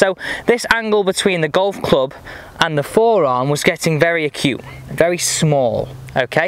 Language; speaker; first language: English; native; English